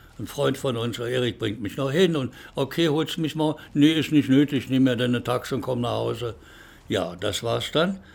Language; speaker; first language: German; native; German